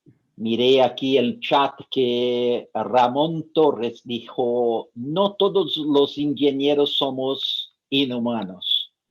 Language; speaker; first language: Spanish; non-native, fluent; Portuguese